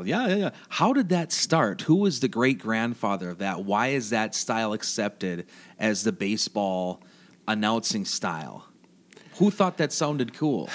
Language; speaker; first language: English; native; English